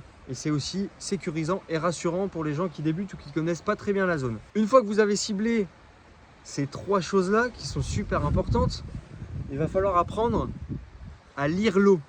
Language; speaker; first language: French; native; French